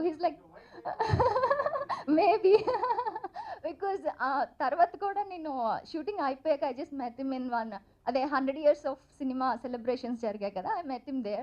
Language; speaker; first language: Telugu; non-native, fluent; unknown